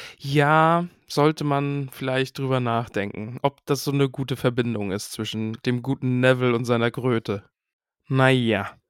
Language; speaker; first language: German; native; German